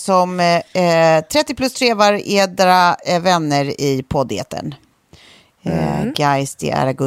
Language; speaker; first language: Swedish; native; Swedish